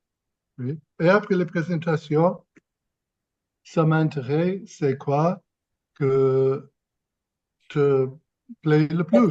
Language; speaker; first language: French; non-native, fluent; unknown